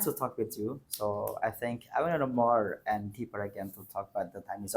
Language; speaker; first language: English; non-native, fluent; Indonesian